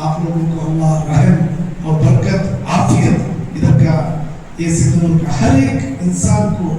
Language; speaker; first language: Hindi; non-native, local second language; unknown